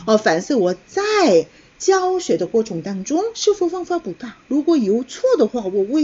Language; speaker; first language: Chinese; non-native, fluent; Korean